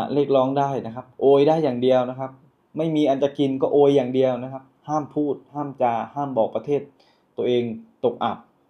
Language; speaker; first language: Thai; native; Thai